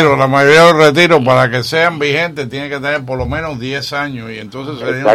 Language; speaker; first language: Spanish; native; Spanish